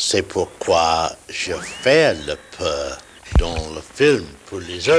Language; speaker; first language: French; non-native, learner; English